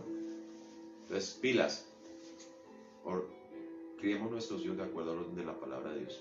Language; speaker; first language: Spanish; native; Spanish